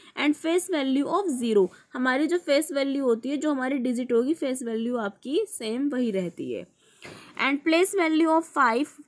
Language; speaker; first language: Hindi; native; Hindi